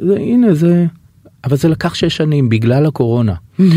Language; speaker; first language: Hebrew; native; Hebrew